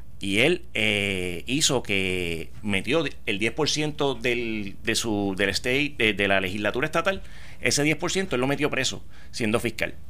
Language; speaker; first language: Spanish; native; Spanish